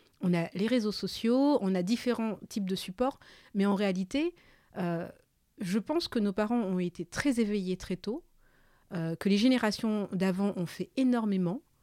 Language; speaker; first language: French; early bilingual, other home language; Malagasy